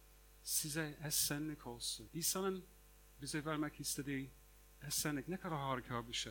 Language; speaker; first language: Turkish; non-native, fluent; English